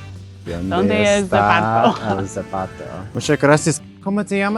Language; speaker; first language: Spanish; non-native, learner; English